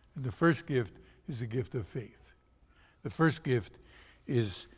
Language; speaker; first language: English; non-native, fluent; Portuguese